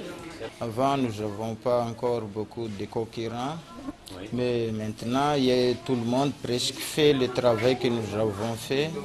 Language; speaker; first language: French; non-native, local second language; Malagasy